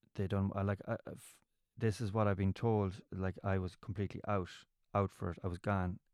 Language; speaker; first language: English; native; English